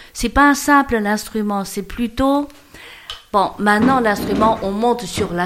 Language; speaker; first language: French; non-native, learner; Chinese